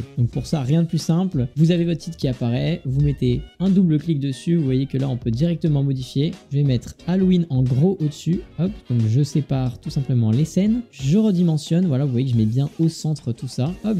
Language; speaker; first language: French; native; French